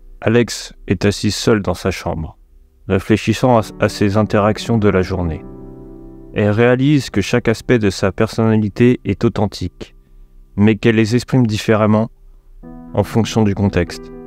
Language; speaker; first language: French; native; French